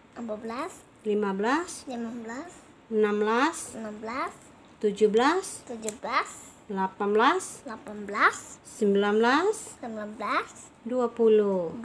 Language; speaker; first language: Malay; non-native, local second language; Chinese